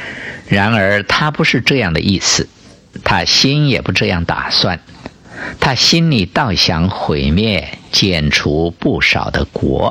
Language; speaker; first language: Chinese; native; Chinese